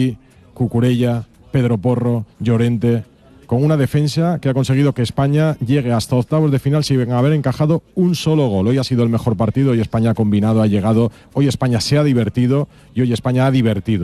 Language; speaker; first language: Spanish; native; Spanish